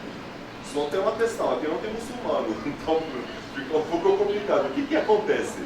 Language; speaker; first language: Portuguese; non-native, fluent; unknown